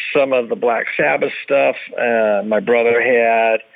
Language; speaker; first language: English; native; English